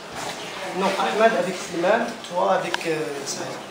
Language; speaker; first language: French; non-native, fluent; Arabic